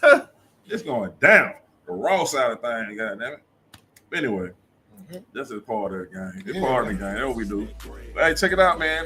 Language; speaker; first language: English; native; English